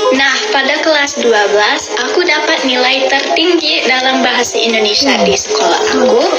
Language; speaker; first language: Indonesian; non-native, fluent; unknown